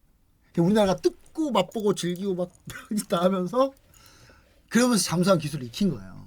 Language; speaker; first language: Korean; native; Korean